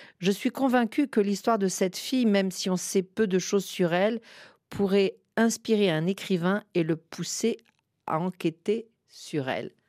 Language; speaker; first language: French; native; French